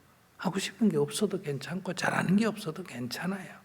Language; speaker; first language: Korean; native; Korean